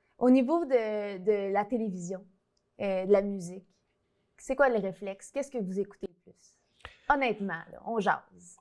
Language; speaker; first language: French; early bilingual, other home language; Italian